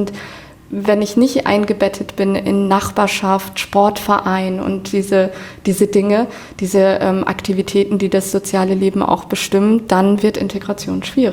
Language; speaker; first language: German; native; German